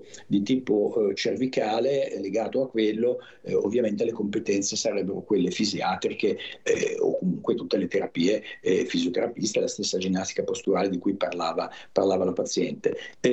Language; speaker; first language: Italian; native; Italian